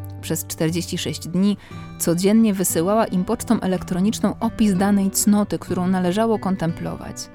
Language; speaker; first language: Polish; native; Polish